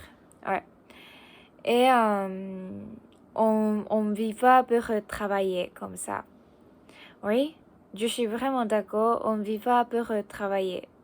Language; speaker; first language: French; non-native, learner; Japanese